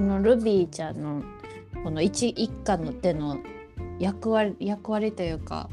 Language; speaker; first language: Japanese; native; Japanese